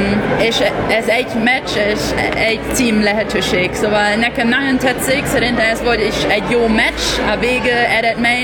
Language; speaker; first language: Hungarian; non-native, learner; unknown